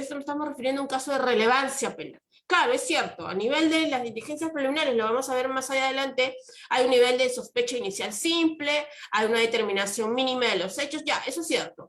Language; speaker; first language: Spanish; native; Spanish